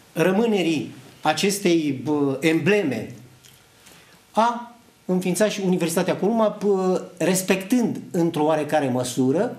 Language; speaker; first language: Romanian; native; Romanian